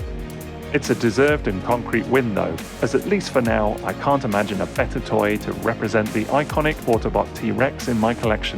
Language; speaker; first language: English; native; English